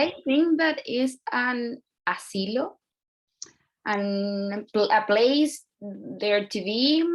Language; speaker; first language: English; non-native, learner; Spanish